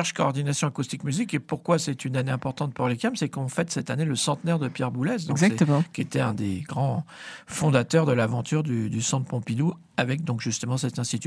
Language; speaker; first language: French; native; French